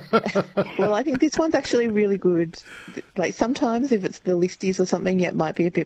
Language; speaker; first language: English; native; English